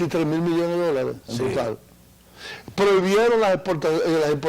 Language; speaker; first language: Spanish; native; Spanish